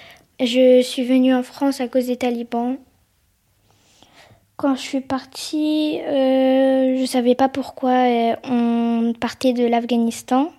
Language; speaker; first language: French; early bilingual, other home language; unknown